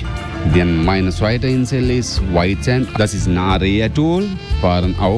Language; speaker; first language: German; non-native, learner; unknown